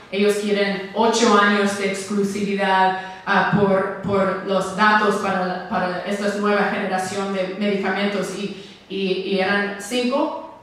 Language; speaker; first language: Spanish; non-native, fluent; English